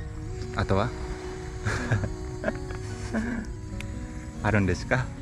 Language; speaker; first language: Japanese; non-native, learner; Indonesian